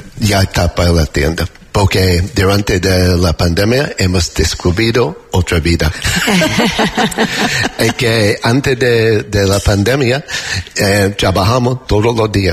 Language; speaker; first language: Spanish; non-native, learner; English